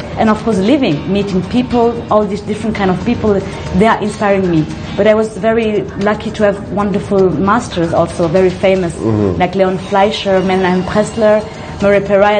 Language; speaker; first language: English; non-native, fluent; French